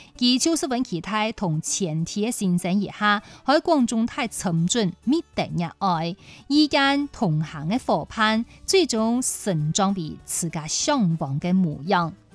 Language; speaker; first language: Chinese; non-native, local second language; Cantonese